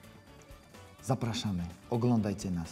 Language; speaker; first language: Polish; non-native, fluent; Georgian